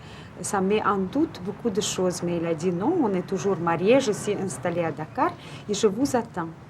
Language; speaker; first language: French; non-native, fluent; Russian